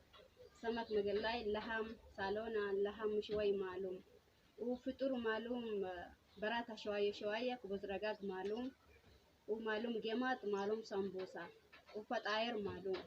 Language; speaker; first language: Arabic; non-native, learner; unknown